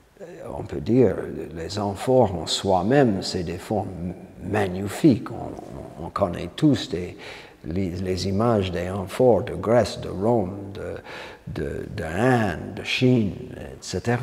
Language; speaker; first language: French; non-native, fluent; English